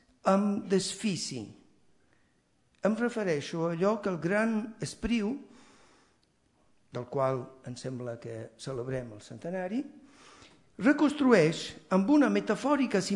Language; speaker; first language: Catalan; non-native, fluent; Italian